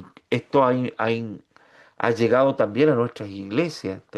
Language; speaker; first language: Spanish; native; Spanish